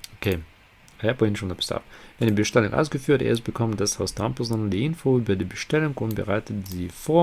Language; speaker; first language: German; non-native, learner; Ukrainian